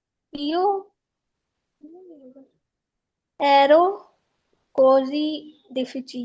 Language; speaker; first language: Italian; non-native, learner; Urdu